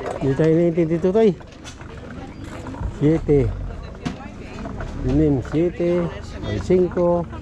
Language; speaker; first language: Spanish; non-native, learner; Filipino